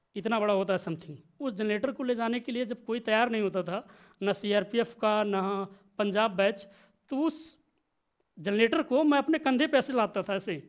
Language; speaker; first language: Hindi; native; Hindi